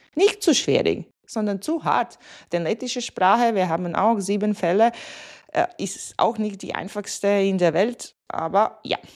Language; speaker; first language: German; non-native, fluent; Latvian